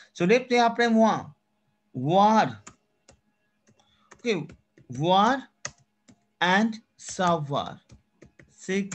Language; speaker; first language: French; non-native, fluent; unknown